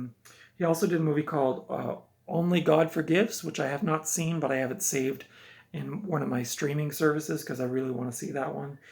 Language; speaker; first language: English; native; English